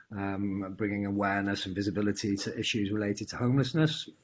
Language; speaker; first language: English; native; English